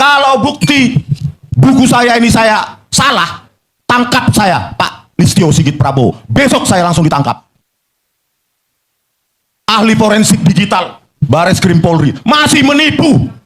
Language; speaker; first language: Indonesian; native; Indonesian